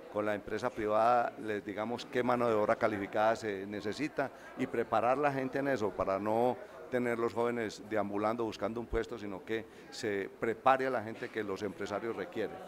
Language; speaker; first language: Spanish; native; Spanish